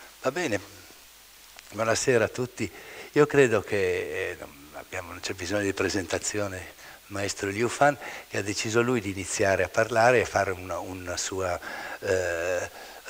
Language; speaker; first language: Italian; native; Italian